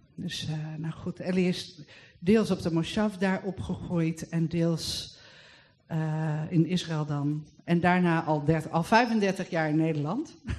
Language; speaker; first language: Dutch; native; Dutch